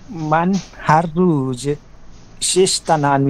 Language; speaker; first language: Persian; non-native, learner; Urdu